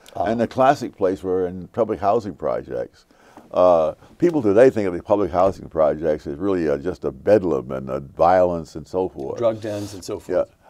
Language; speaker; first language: English; native; English